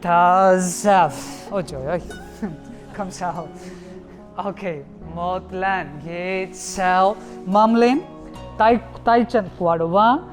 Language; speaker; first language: Vietnamese; non-native, learner; Hindi